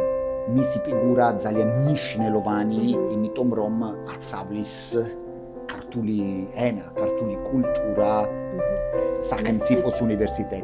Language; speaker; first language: Georgian; non-native, learner; Italian